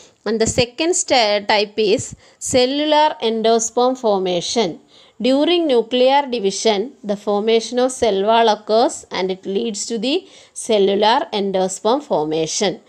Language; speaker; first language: English; non-native, local second language; Malayalam